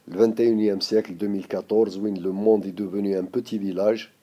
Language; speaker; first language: French; non-native, local second language; Arabic